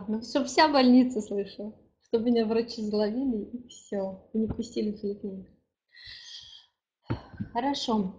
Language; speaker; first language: Russian; native; Russian